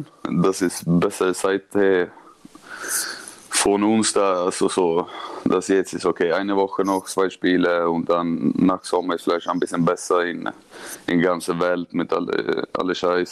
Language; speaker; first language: German; non-native, learner; Swedish